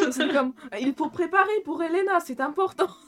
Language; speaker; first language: French; non-native, fluent; German